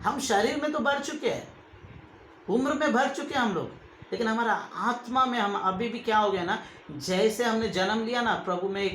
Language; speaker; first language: Hindi; non-native, local second language; Kannada